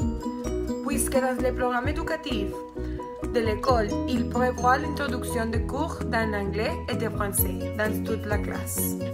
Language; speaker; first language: French; non-native, learner; Spanish